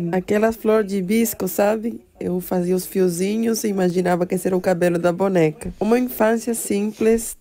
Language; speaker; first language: Portuguese; non-native, fluent; Spanish